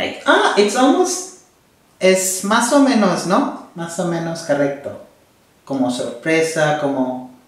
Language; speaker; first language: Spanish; non-native, learner; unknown